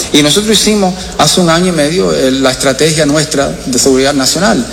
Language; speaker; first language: Spanish; early bilingual, heritage; Spanish